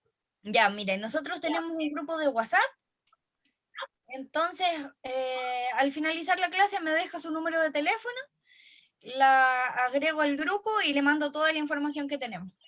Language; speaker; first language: Spanish; native; Spanish